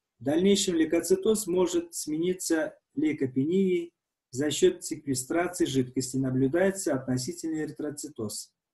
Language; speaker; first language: Russian; non-native, local second language; Uzbek